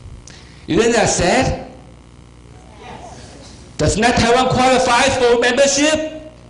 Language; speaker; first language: English; non-native, fluent; Chinese